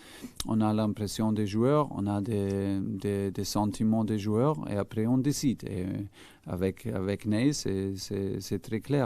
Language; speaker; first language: French; non-native, fluent; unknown